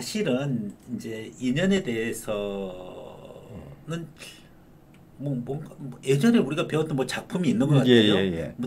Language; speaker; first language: Korean; native; Korean